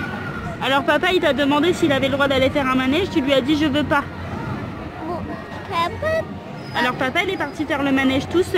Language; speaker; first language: French; native; French